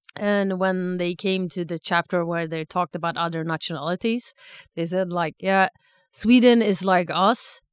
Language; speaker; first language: English; non-native, fluent; Swedish